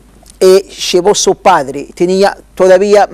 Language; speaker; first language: Spanish; non-native, learner; Arabic